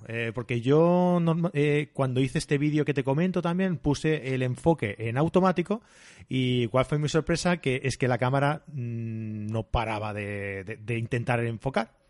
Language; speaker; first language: Spanish; native; Spanish